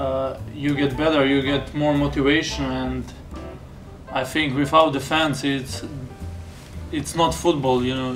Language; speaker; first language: English; non-native, fluent; German